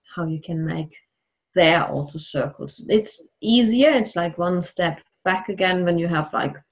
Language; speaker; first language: English; non-native, fluent; German